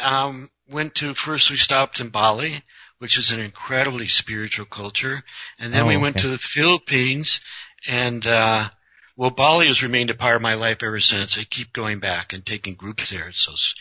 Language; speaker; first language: English; native; English